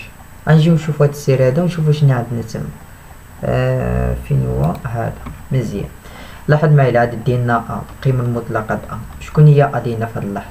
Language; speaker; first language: Arabic; native; Arabic